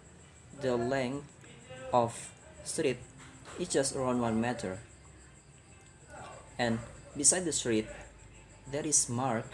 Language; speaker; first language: English; non-native, learner; Indonesian